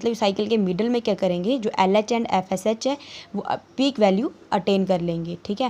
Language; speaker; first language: Hindi; native; Hindi